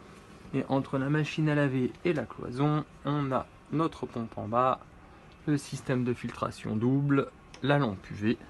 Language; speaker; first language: French; native; French